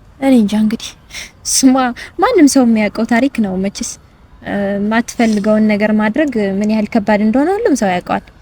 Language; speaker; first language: Amharic; non-native, local second language; Tigrinya